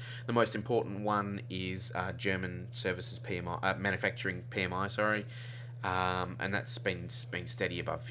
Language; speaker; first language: English; native; English